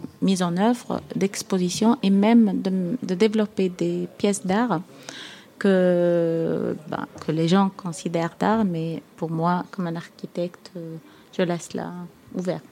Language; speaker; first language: French; non-native, fluent; Arabic